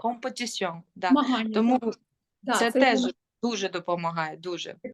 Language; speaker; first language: Ukrainian; non-native, local second language; Russian